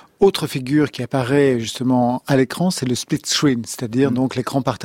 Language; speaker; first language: French; native; French